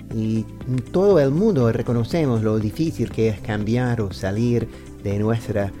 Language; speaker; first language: Spanish; non-native, fluent; English